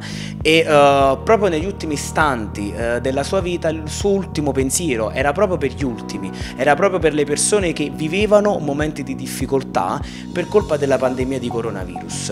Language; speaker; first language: Italian; native; Italian